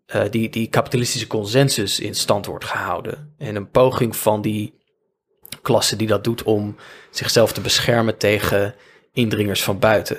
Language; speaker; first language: Dutch; native; Dutch